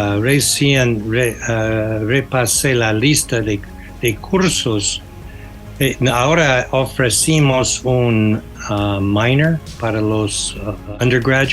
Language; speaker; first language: Spanish; non-native, fluent; English